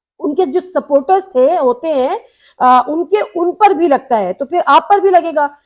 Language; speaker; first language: Urdu; native; Urdu